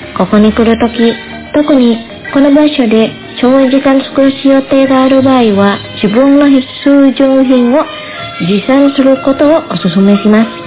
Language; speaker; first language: Japanese; non-native, fluent; Indonesian